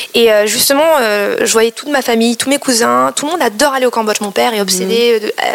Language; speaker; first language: French; native; French